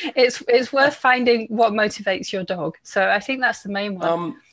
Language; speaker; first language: English; native; English